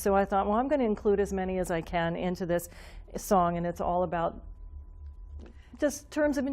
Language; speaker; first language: English; native; English